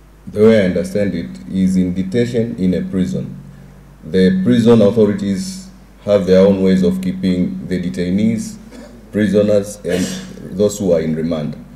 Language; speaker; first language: English; non-native, local second language; Swahili